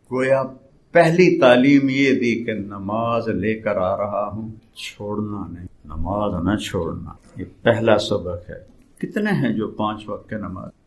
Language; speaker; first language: Urdu; non-native, local second language; Saraiki